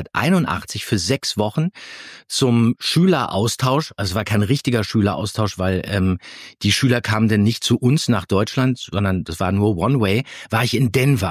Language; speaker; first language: German; native; German